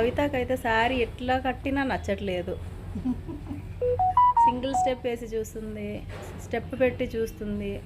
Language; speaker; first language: Telugu; native; Telugu